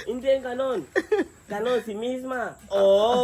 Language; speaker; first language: Filipino; non-native, learner; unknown